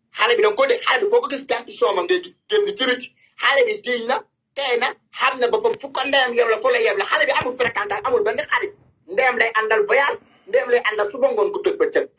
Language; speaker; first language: Wolof; native; Wolof